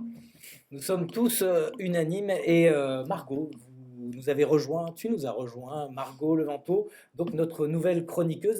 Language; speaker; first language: French; native; French